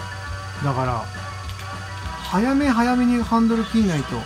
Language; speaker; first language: Japanese; native; Japanese